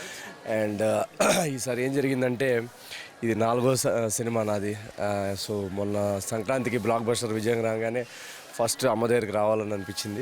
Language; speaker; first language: Telugu; native; Telugu